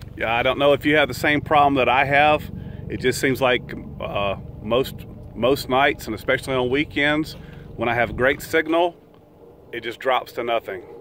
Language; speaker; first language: English; native; English